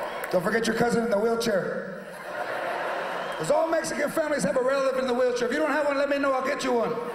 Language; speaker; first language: English; early bilingual, other home language; Spanish